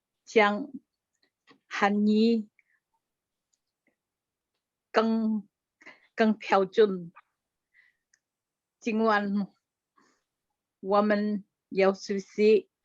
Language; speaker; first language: Chinese; non-native, learner; Indonesian